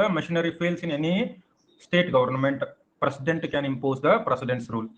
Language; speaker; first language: English; non-native, local second language; Kannada